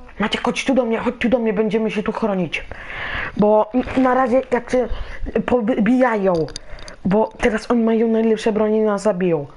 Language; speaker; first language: Polish; native; Polish